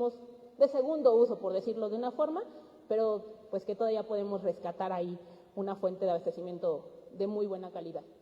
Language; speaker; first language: Spanish; native; Spanish